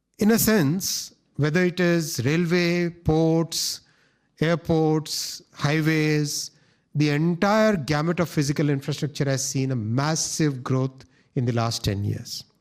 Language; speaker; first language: English; non-native, local second language; Hindi